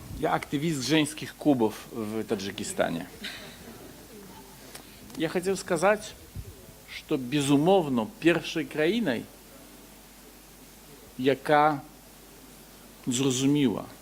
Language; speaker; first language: Ukrainian; non-native, learner; Polish